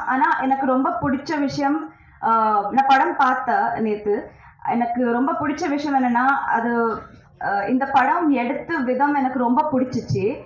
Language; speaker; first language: Tamil; non-native, learner; Telugu